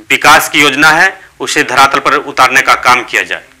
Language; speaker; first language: Hindi; native; Hindi